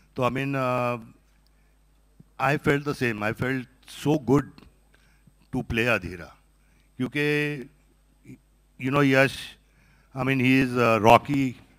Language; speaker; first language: Hindi; native; Hindi